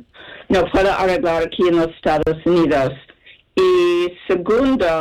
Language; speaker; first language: Spanish; non-native, fluent; English